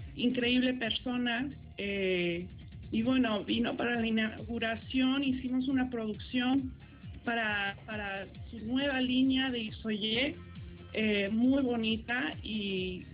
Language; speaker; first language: Spanish; early bilingual, heritage; Spanish